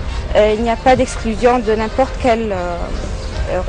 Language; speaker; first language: French; non-native, fluent; Arabic